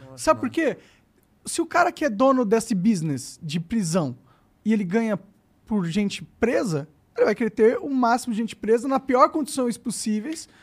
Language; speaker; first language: Portuguese; native; Portuguese